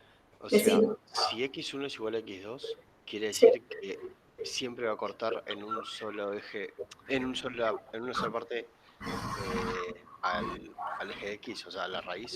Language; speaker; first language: Spanish; native; Spanish